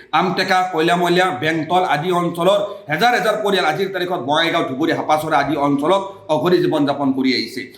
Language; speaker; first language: Assamese; non-native, local second language; Bangla